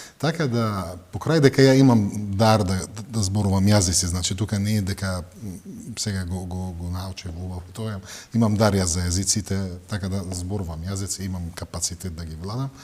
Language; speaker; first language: Macedonian; non-native, fluent; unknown